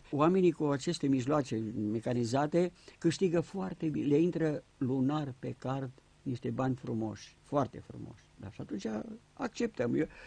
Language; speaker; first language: Romanian; native; Romanian